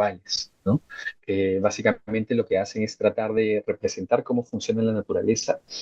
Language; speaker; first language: Spanish; native; Spanish